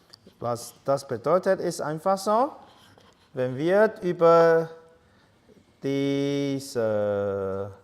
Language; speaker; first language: German; non-native, learner; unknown